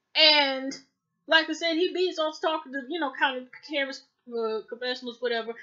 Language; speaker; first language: English; native; English